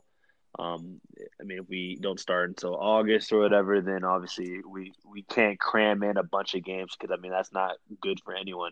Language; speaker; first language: English; native; English